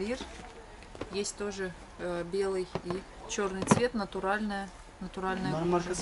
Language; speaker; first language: Russian; native; Russian